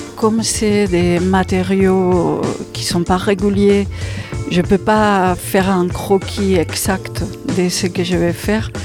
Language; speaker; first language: French; non-native, fluent; Spanish